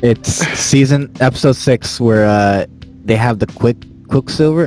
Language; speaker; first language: English; native; English